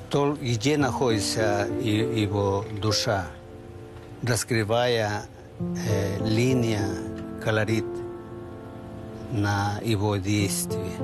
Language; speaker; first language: Russian; non-native, learner; Spanish